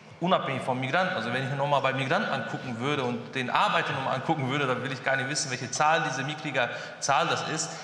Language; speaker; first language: German; early bilingual, other home language; Turkish